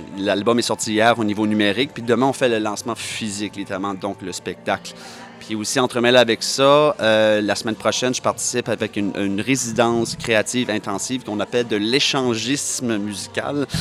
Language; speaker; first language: French; native; French